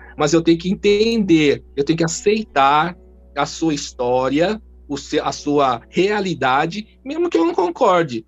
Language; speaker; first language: Portuguese; early bilingual, other home language; Chinese